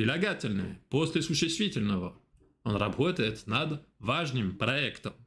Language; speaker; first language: Russian; non-native, fluent; French